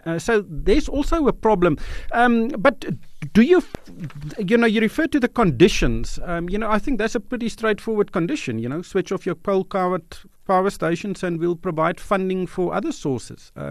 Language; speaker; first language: English; non-native, local second language; Afrikaans